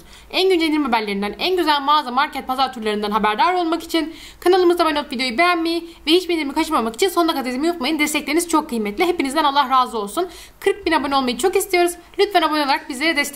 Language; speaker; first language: Turkish; native; Turkish